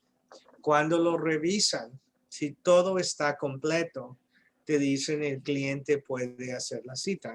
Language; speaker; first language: Spanish; early bilingual, heritage; English